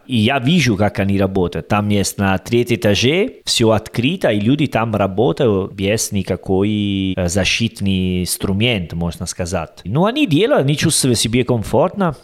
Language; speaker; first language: Russian; non-native, learner; Italian